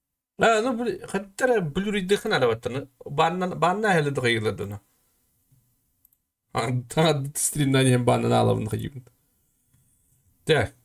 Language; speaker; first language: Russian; non-native, local second language; Yakut